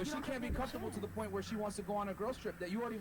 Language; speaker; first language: English; native; English